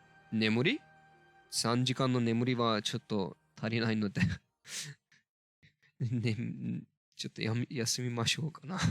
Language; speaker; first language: Japanese; non-native, learner; Turkish